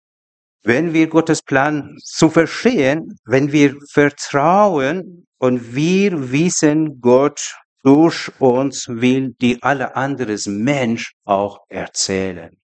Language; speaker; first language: German; non-native, learner; Persian